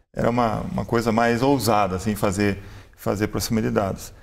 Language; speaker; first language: Portuguese; native; Portuguese